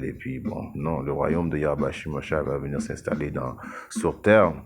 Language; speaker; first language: French; native; French